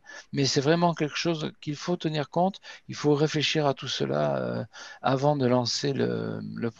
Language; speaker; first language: French; native; French